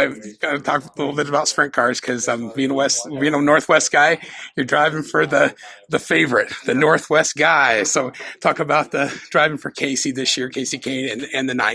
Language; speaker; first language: English; native; English